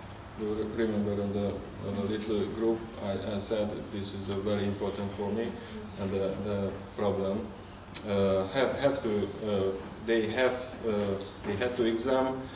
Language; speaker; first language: English; non-native, learner; Hungarian